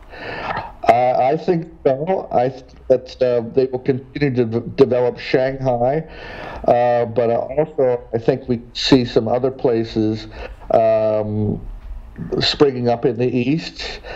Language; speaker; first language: English; native; English